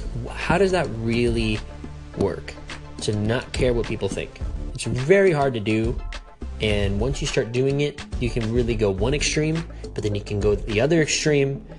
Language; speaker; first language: English; native; English